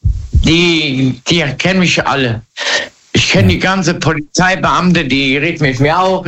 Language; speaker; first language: German; native; German